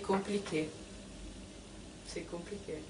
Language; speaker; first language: French; non-native, fluent; Italian